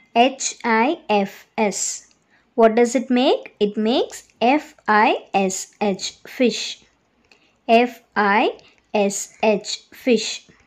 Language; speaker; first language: English; non-native, local second language; Tamil